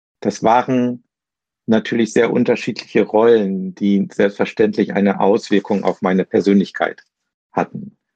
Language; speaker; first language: German; non-native, learner; Arabic